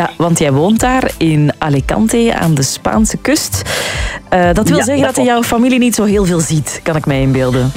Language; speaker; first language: Dutch; native; Dutch